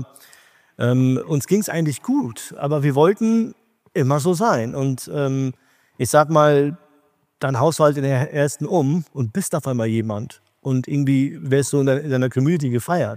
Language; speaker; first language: German; early bilingual, other home language; Urdu